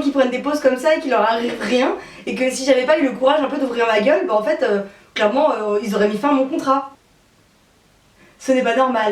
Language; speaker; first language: French; native; French